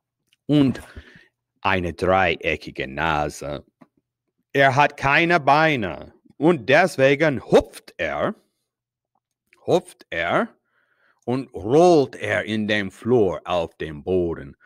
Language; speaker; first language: German; non-native, fluent; English